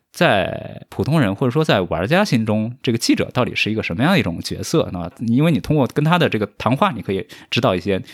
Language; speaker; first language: Chinese; native; Chinese